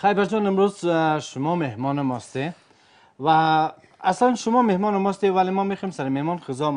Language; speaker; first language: Persian; native; Persian